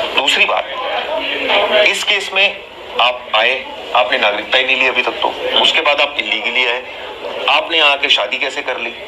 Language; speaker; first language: Hindi; native; Hindi